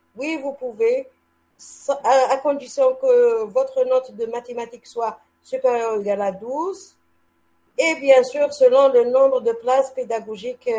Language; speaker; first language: French; non-native, local second language; Arabic